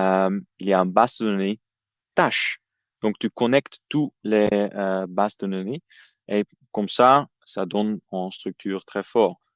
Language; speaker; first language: French; non-native, fluent; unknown